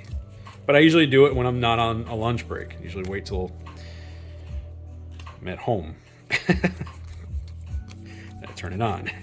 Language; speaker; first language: English; native; English